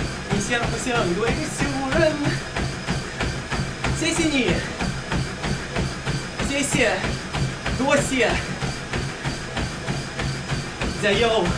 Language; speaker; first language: Chinese; non-native, learner; Russian